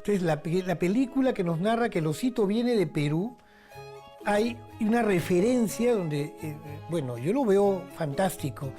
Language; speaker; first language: Spanish; native; Spanish